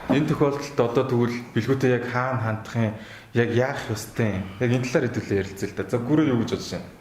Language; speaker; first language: Mongolian; native; Mongolian